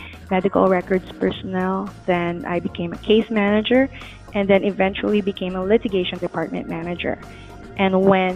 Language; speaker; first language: English; non-native, local second language; Filipino